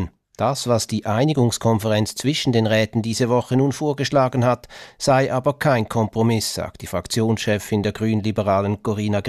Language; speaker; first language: German; native; German